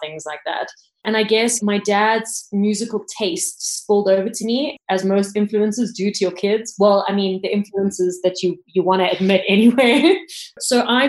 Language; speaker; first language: English; native; English